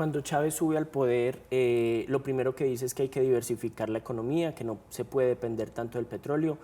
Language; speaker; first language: Spanish; native; Spanish